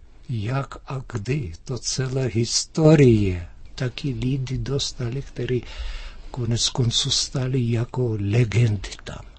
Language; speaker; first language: Czech; early bilingual, heritage; Czech